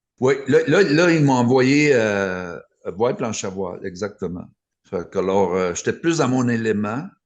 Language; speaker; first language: French; native; French